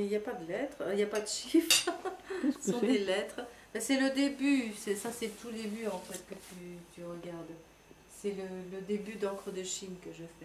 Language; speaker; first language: French; native; French